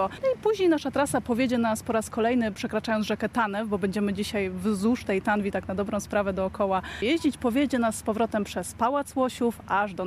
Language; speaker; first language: Polish; native; Polish